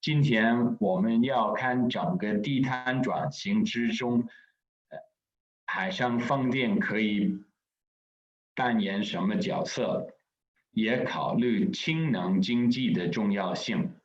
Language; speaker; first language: Chinese; non-native, fluent; English